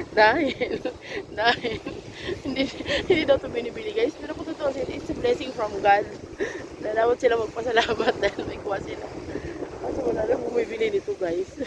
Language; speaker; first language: Filipino; non-native, local second language; Masbatenyo